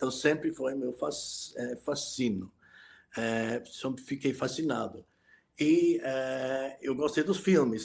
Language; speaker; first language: Portuguese; non-native, fluent; English